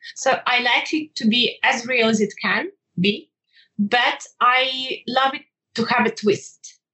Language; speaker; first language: English; non-native, fluent; Ukrainian